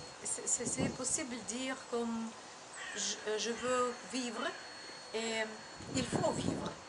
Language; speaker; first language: French; non-native, learner; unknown